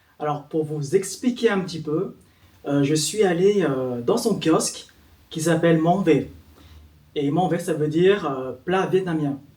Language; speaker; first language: French; early bilingual, other home language; Vietnamese